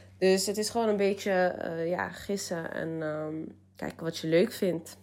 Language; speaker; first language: Dutch; early bilingual, other home language; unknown